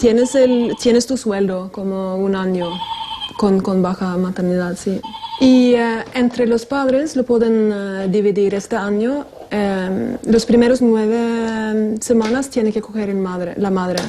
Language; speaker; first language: Spanish; non-native, fluent; Norwegian